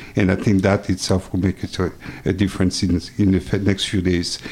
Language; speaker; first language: English; non-native, fluent; French